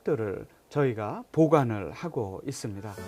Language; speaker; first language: Korean; native; Korean